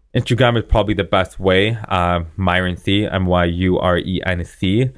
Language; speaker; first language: English; native; English